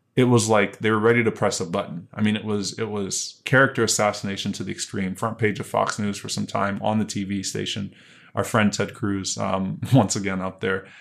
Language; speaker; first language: English; native; English